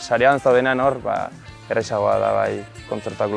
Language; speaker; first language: Basque; native; Basque